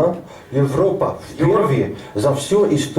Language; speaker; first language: Russian; non-native, learner; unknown